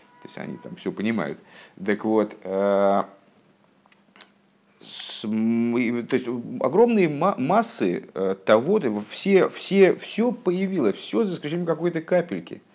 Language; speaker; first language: Russian; native; Russian